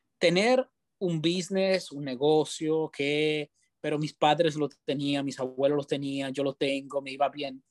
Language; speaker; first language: Spanish; non-native, fluent; Italian